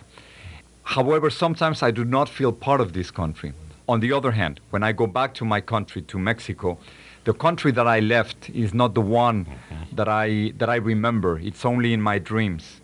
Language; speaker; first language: English; non-native, fluent; Spanish